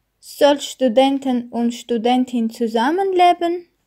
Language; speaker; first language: German; non-native, learner; Armenian